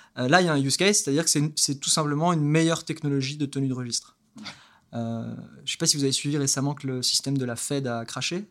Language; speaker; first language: French; native; French